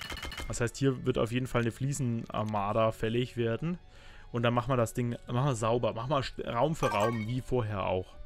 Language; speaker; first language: German; native; German